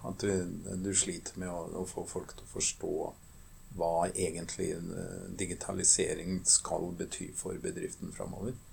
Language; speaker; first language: Norwegian; native; Norwegian